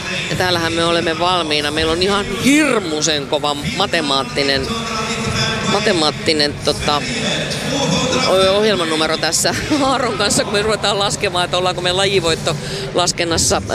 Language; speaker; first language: Finnish; native; Finnish